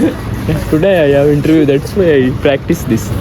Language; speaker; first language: English; non-native, local second language; Kannada